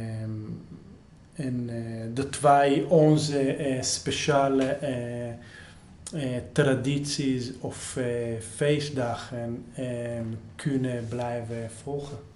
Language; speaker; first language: Dutch; non-native, fluent; Hebrew